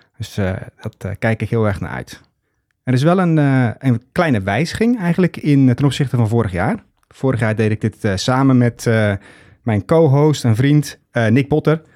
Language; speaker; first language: Dutch; native; Dutch